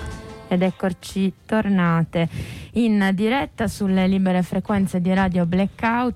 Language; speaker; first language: Italian; native; Italian